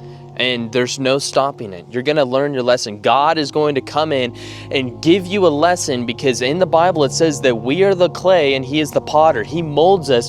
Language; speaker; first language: English; native; English